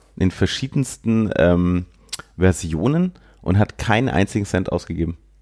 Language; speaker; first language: German; native; German